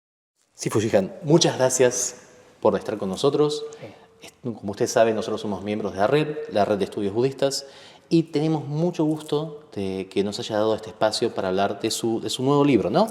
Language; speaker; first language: Spanish; native; Spanish